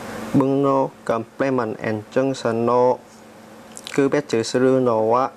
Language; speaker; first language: Japanese; non-native, learner; Vietnamese